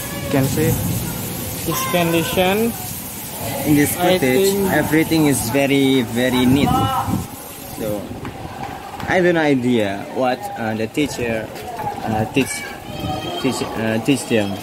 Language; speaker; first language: English; non-native, learner; Indonesian